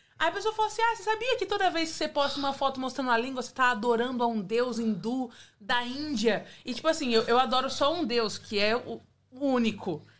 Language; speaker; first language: Portuguese; native; Portuguese